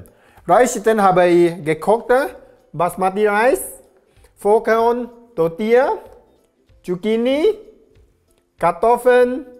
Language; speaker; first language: German; non-native, learner; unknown